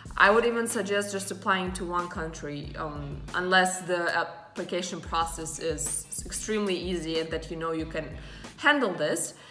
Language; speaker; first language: English; non-native, fluent; Russian